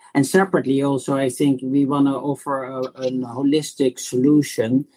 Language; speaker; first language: English; non-native, fluent; Dutch